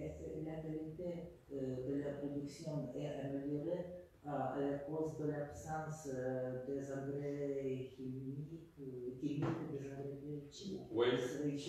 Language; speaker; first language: French; non-native, fluent; Russian